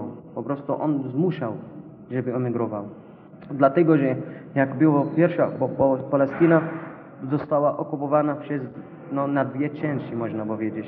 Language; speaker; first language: Polish; non-native, learner; Arabic